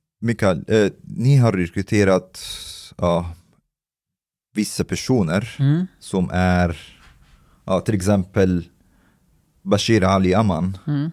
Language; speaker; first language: Swedish; early bilingual, other home language; Arabic